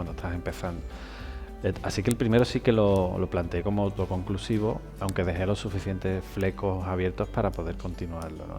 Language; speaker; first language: Spanish; native; Spanish